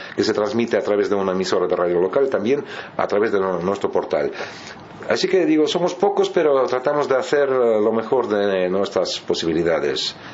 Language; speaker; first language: Spanish; non-native, fluent; Russian